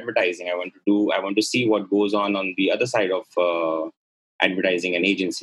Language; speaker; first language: English; non-native, local second language; Gujarati